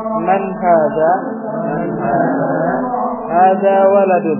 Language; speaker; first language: Arabic; non-native, fluent; Indonesian